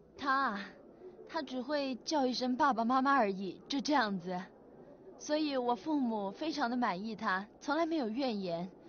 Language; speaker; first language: Chinese; non-native, local second language; Cantonese